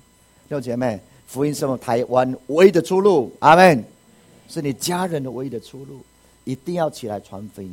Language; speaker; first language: Chinese; native; Chinese